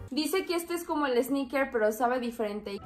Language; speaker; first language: Spanish; native; Spanish